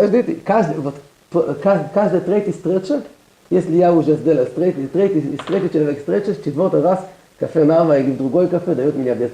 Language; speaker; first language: Russian; non-native, learner; Hebrew